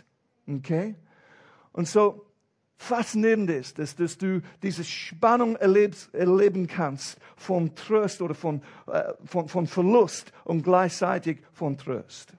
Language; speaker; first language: German; non-native, fluent; English